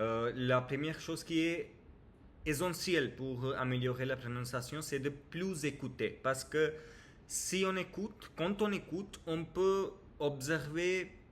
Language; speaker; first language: French; non-native, learner; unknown